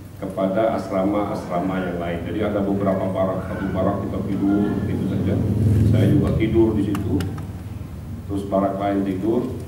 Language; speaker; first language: Indonesian; non-native, local second language; Madurese